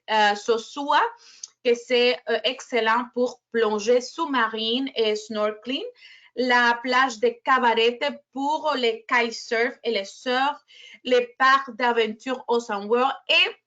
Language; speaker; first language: French; non-native, fluent; Spanish